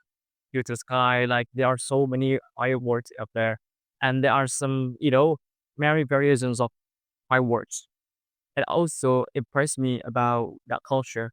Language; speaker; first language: English; non-native, fluent; Indonesian